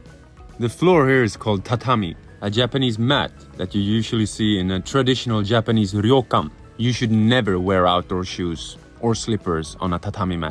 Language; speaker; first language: English; non-native, fluent; Swedish